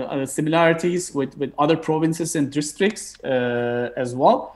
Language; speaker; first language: English; non-native, fluent; Turkish